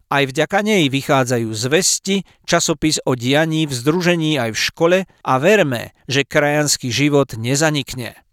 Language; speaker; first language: Slovak; native; Slovak